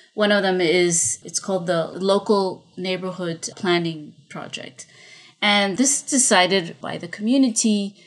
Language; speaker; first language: English; non-native, fluent; Spanish